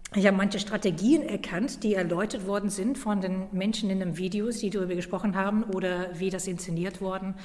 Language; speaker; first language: German; non-native, fluent; English